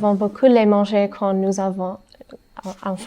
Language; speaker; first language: French; non-native, learner; English